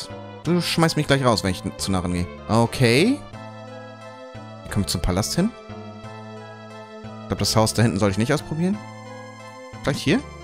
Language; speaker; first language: German; native; German